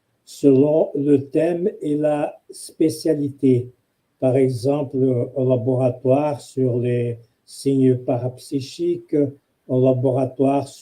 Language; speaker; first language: French; non-native, fluent; Portuguese